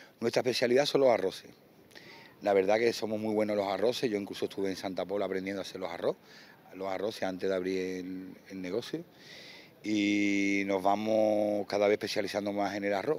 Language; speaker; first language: Spanish; native; Spanish